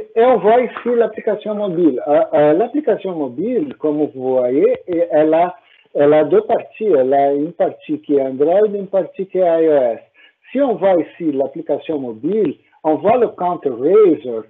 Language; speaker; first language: French; non-native, fluent; Portuguese